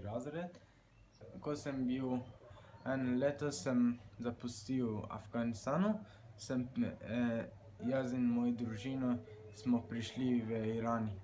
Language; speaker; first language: Slovenian; non-native, learner; Persian